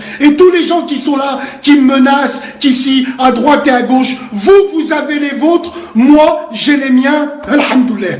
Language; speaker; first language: French; native; French